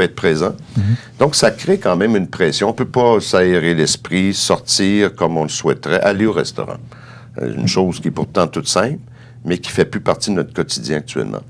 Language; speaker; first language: French; native; French